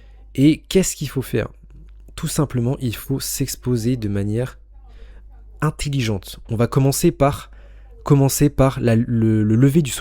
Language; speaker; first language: French; native; French